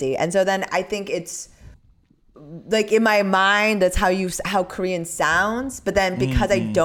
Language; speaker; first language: English; early bilingual, other home language; Korean